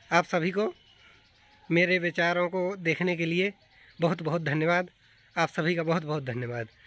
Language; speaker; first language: Hindi; native; Hindi